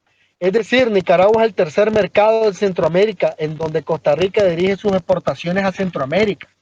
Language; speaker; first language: Spanish; native; Spanish